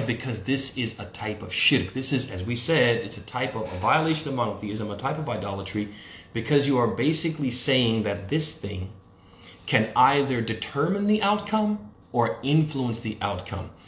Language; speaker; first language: English; native; English